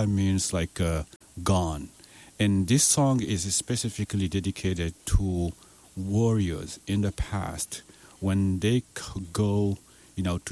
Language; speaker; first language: English; non-native, fluent; Fula